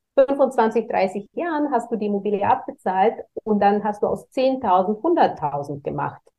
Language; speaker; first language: German; non-native, fluent; Bulgarian